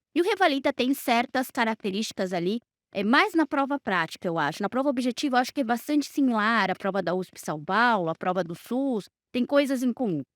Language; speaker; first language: Portuguese; non-native, fluent; Spanish